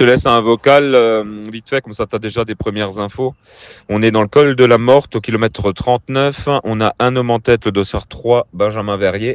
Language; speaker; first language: French; native; French